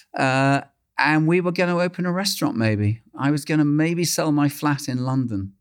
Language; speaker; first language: English; native; English